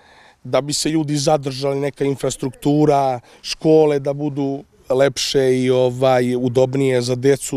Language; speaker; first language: Serbian; native; Serbian